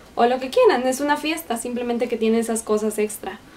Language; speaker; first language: Spanish; native; Spanish